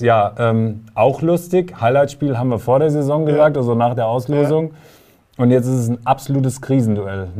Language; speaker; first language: German; native; German